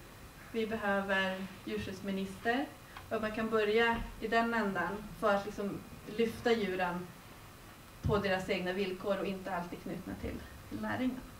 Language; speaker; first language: Swedish; native; Swedish